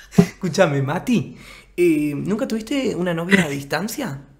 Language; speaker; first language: Spanish; native; Spanish